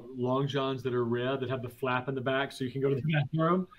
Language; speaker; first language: English; native; English